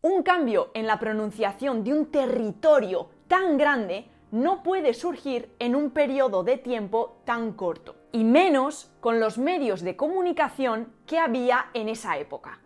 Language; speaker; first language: Spanish; native; Spanish